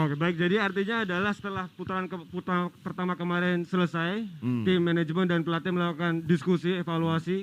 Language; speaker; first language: Indonesian; native; Indonesian